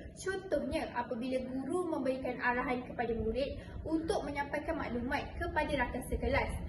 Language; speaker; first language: Malay; native; Malay